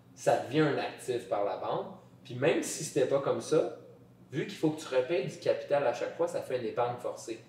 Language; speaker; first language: French; native; French